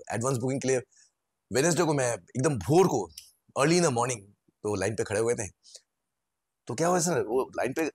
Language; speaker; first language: Hindi; non-native, local second language; Bangla